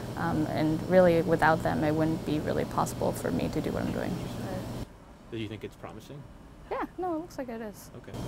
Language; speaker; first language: English; native; English